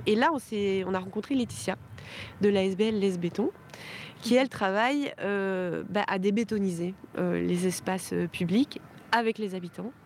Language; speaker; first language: French; native; French